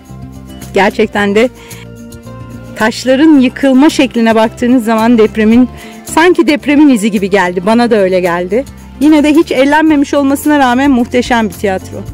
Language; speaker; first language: Turkish; native; Turkish